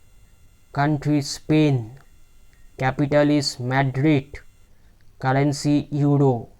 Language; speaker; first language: English; non-native, local second language; Bangla